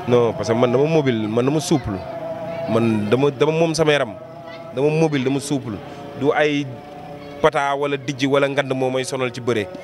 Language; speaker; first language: Wolof; non-native, local second language; Fula